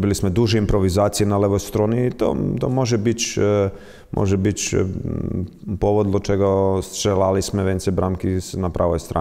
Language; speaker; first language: Polish; non-native, learner; Croatian